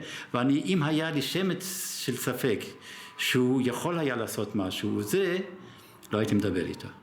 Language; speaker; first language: Hebrew; early bilingual, other home language; German